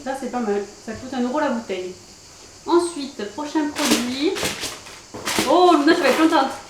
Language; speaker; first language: French; native; French